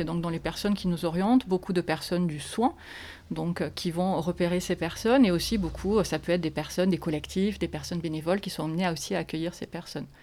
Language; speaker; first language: French; native; French